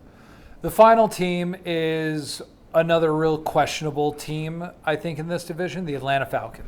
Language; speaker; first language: English; native; English